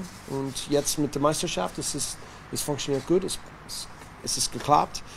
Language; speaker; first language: German; non-native, learner; English